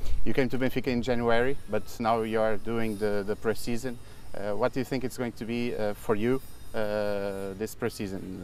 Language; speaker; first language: English; non-native, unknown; Portuguese